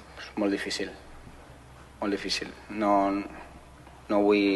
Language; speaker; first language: Catalan; non-native, fluent; Spanish